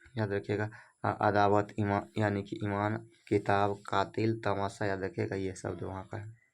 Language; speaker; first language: Hindi; native; Hindi